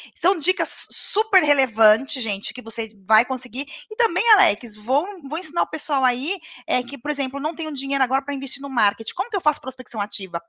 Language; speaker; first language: Portuguese; native; Portuguese